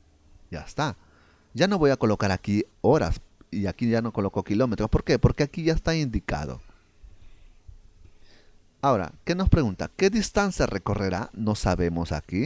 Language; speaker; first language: Spanish; native; Spanish